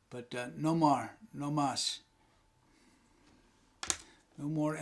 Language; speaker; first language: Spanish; non-native, learner; English